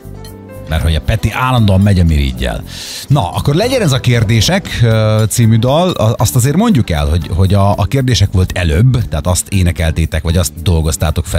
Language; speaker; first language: Hungarian; native; Hungarian